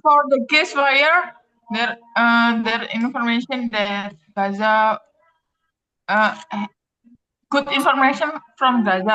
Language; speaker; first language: English; non-native, learner; Indonesian